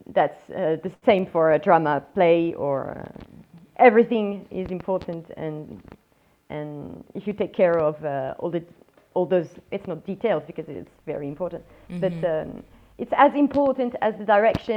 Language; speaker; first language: English; non-native, fluent; French